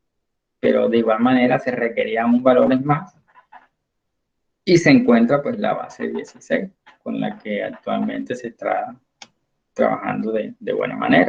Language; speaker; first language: Spanish; native; Spanish